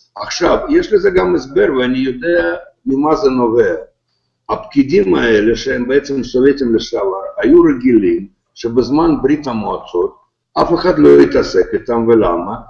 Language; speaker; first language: Hebrew; non-native, fluent; Russian